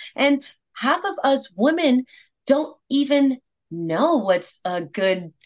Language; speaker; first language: English; non-native, fluent; Spanish